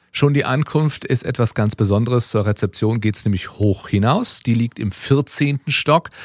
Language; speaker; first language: German; native; German